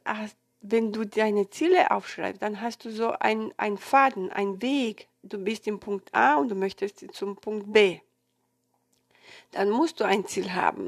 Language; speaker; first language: German; non-native, fluent; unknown